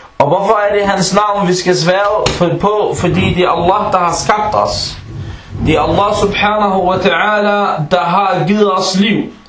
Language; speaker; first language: Danish; non-native, fluent; Arabic